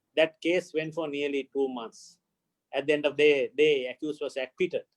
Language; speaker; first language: English; non-native, local second language; Sinhala